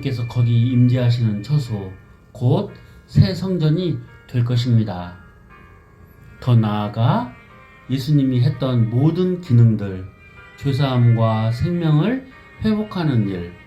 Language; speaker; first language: Korean; native; Korean